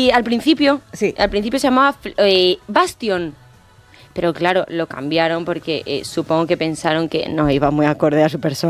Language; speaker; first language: Spanish; native; Spanish